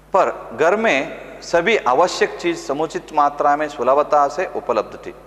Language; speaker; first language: Hindi; non-native, local second language; Kannada